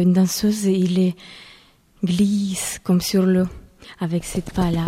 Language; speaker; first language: French; non-native, fluent; Ukrainian